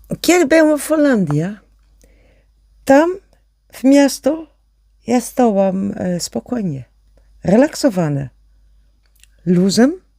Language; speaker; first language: Polish; non-native, learner; Dutch